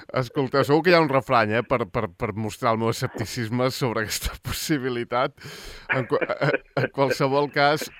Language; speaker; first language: Catalan; native; Catalan